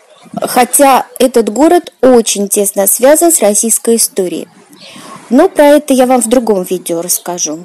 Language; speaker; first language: Russian; native; Russian